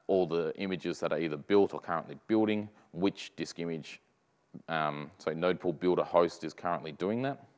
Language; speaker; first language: English; native; English